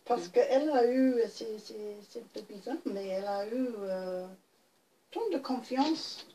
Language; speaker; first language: French; non-native, fluent; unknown